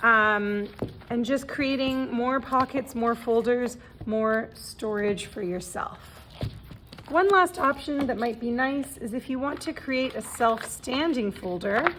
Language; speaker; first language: English; native; English